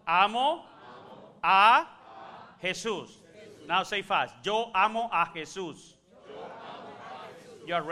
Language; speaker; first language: English; non-native, learner; Spanish